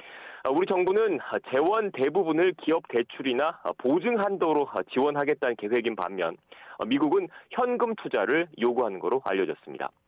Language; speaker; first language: Korean; native; Korean